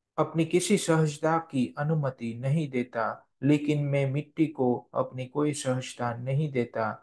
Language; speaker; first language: Hindi; non-native, local second language; Gujarati